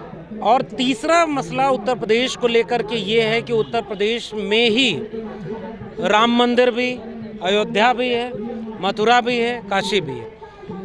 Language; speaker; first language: Hindi; native; Hindi